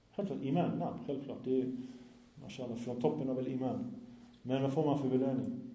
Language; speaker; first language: Swedish; non-native, fluent; Arabic